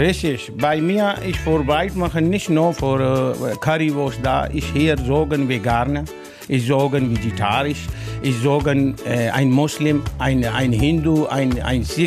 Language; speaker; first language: German; non-native, learner; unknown